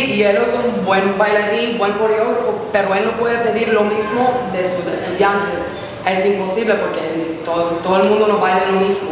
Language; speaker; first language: Spanish; non-native, fluent; English